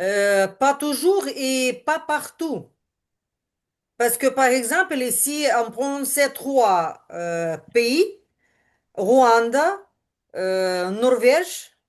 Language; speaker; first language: French; non-native, learner; Ukrainian